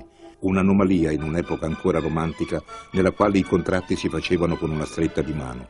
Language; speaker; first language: Italian; native; Italian